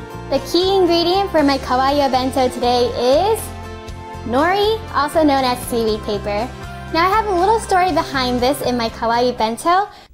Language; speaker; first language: English; early bilingual, other home language; Japanese